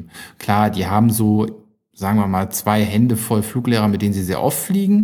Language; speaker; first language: German; native; German